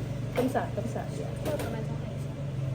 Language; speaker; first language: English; non-native, learner; Vietnamese